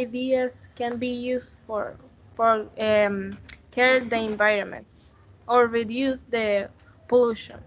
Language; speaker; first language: English; non-native, learner; Spanish